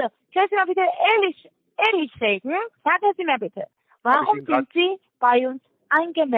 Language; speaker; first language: German; non-native, learner; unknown